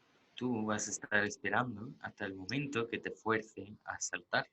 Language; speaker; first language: Spanish; native; Spanish